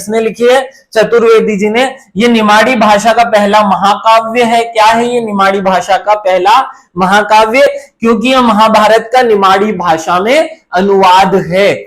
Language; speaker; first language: Hindi; native; Hindi